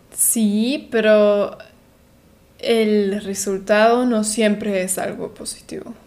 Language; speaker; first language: Spanish; non-native, fluent; German